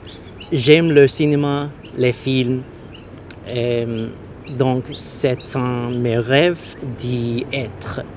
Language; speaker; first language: French; non-native, learner; English